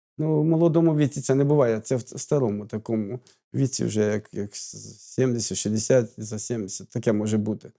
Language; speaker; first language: Ukrainian; native; Ukrainian